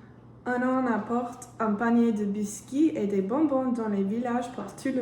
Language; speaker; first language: French; non-native, learner; English